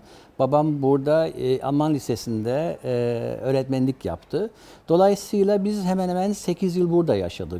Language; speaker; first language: Turkish; early bilingual, other home language; German